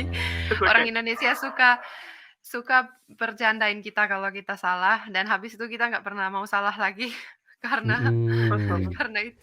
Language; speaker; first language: Indonesian; non-native, fluent; Finnish